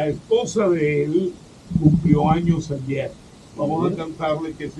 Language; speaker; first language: Spanish; native; Spanish